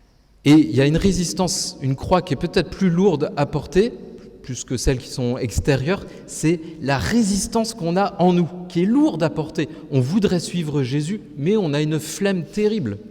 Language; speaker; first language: French; native; French